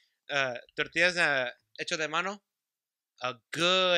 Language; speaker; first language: Spanish; early bilingual, heritage; Spanish